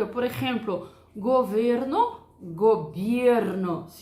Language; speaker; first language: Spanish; non-native, fluent; Portuguese